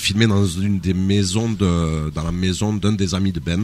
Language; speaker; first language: French; native; French